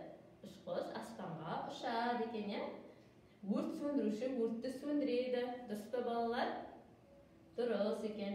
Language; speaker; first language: Kazakh; native; Kazakh